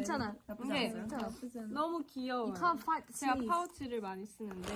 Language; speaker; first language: Korean; non-native, fluent; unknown